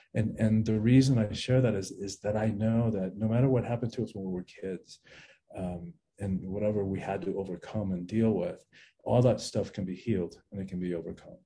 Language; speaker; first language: English; early bilingual, other home language; Spanish